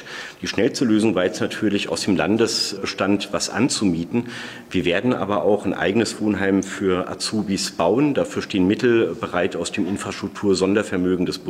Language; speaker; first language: German; native; German